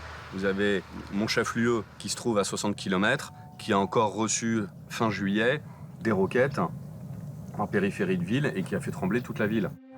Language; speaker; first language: French; native; French